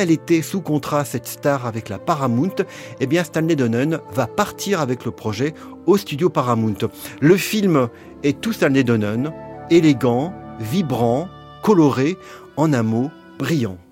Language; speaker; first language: French; native; French